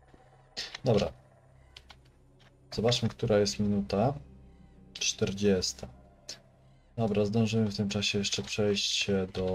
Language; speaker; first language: Polish; native; Polish